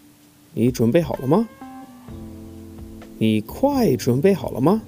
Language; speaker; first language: Chinese; non-native, fluent; English